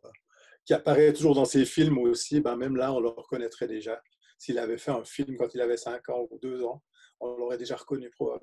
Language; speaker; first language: French; native; French